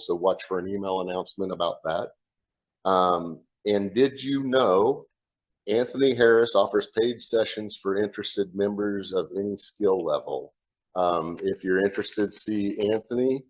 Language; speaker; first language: English; native; English